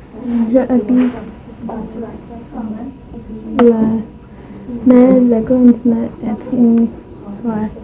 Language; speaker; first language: French; non-native, learner; English